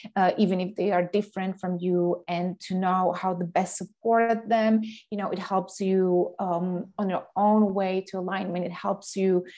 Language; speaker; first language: English; non-native, fluent; Slovak